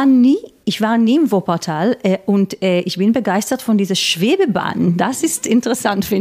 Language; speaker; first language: German; non-native, fluent; Hebrew